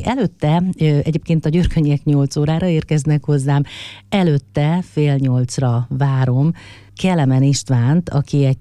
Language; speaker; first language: Hungarian; native; Hungarian